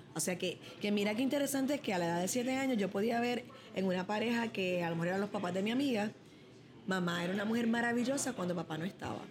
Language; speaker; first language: Spanish; early bilingual, other home language; English